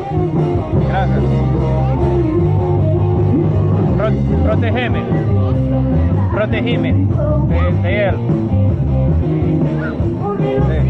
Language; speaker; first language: Spanish; non-native, fluent; English